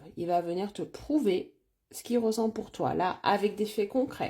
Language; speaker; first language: French; native; French